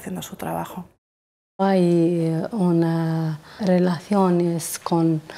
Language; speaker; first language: Spanish; non-native, learner; Arabic